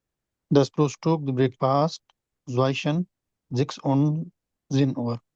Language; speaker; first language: German; non-native, learner; Urdu